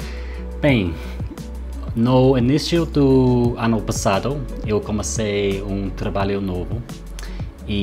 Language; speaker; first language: Portuguese; non-native, learner; English